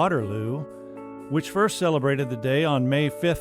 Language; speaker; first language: English; native; English